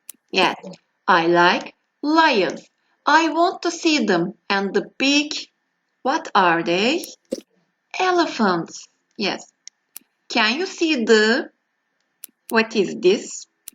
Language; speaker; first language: English; non-native, fluent; Turkish